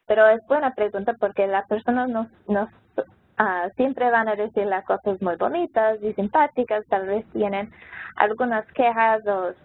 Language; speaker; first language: Spanish; non-native, local second language; English